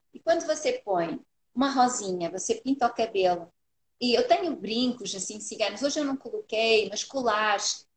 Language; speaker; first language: Portuguese; native; Portuguese